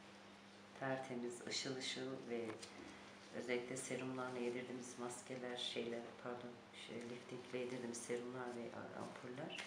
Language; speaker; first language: Turkish; native; Turkish